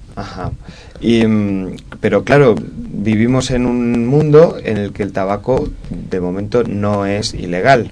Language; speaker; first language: Spanish; native; Spanish